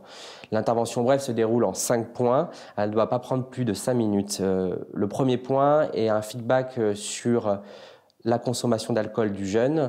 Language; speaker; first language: French; native; French